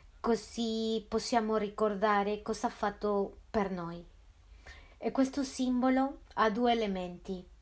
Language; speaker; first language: Italian; non-native, fluent; Spanish